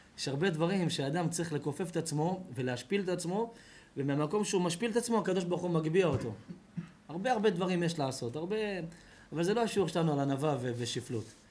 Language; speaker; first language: Hebrew; native; Hebrew